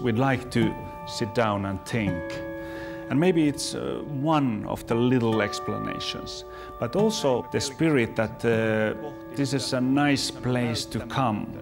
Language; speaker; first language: English; non-native, fluent; Finnish